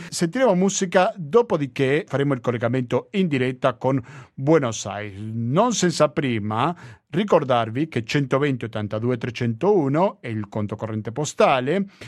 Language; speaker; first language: Italian; non-native, fluent; Spanish